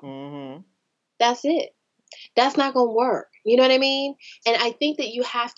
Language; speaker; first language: English; native; English